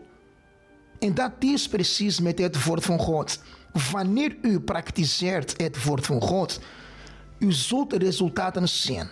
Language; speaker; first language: Dutch; non-native, fluent; Portuguese